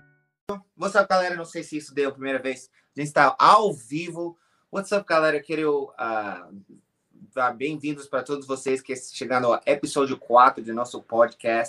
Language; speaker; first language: Portuguese; non-native, learner; English